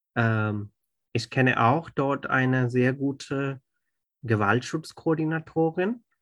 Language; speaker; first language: German; non-native, fluent; Urdu